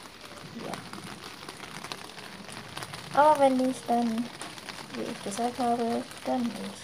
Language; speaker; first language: German; non-native, fluent; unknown